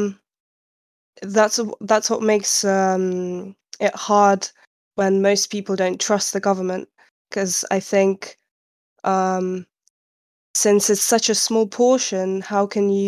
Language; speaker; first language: English; non-native, fluent; Ukrainian